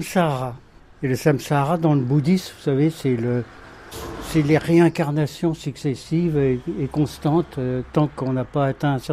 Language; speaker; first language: French; native; French